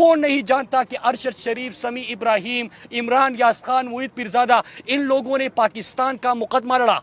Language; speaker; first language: Urdu; native; Urdu